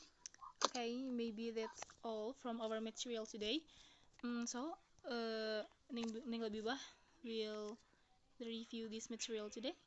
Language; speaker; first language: English; non-native, learner; Indonesian